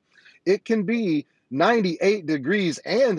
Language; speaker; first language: English; native; English